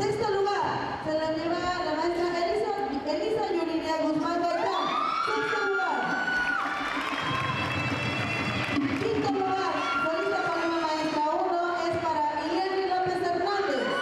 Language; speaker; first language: Spanish; native; Spanish